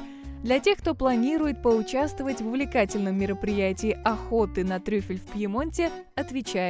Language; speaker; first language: Russian; native; Russian